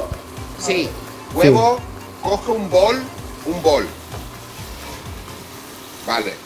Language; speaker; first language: Spanish; non-native, fluent; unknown